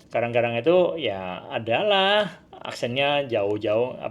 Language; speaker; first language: Indonesian; non-native, local second language; Min Nan Chinese